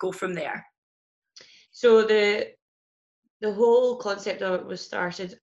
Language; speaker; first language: English; native; English